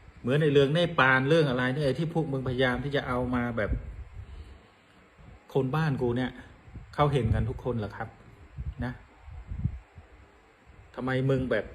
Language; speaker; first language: Thai; non-native, fluent; Khmer